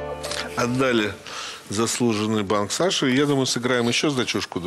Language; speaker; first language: Russian; native; Russian